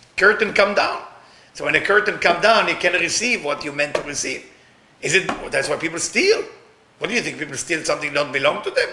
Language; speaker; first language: English; non-native, fluent; Hebrew